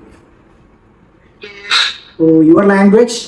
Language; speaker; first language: English; non-native, local second language; Malayalam